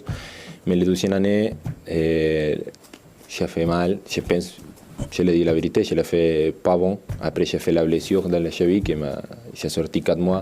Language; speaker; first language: French; non-native, learner; Spanish